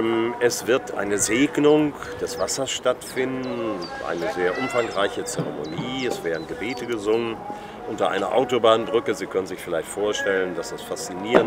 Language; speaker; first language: German; native; German